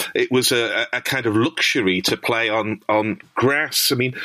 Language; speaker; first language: English; native; English